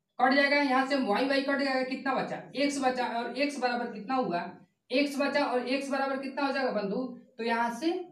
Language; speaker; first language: Hindi; native; Hindi